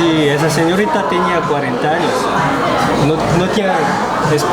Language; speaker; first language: Spanish; non-native, fluent; Korean